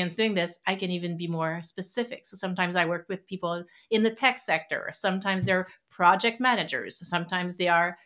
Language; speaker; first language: English; non-native, fluent; French